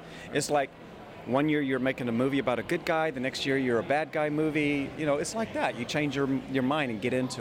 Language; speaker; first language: English; native; English